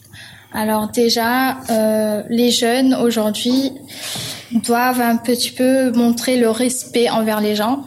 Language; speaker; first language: French; non-native, fluent; German